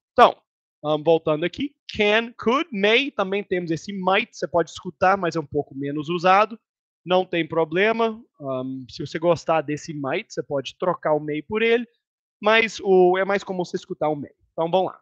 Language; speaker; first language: Portuguese; native; Portuguese